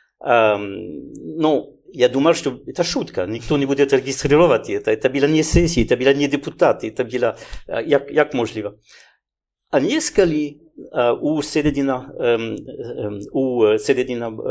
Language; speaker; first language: Russian; non-native, learner; French